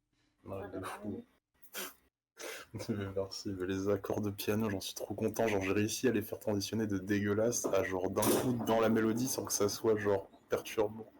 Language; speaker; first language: French; native; French